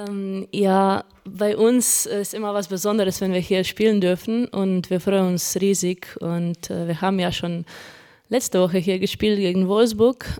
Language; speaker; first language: German; non-native, fluent; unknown